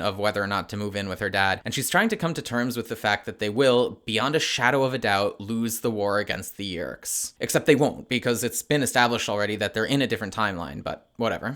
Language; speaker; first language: English; native; English